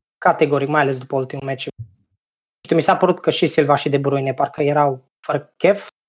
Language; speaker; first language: Romanian; native; Romanian